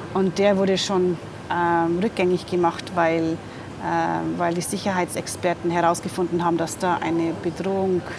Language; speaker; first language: German; native; German